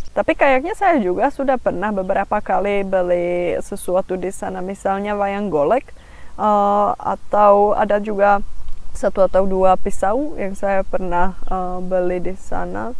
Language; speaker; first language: Indonesian; non-native, fluent; Czech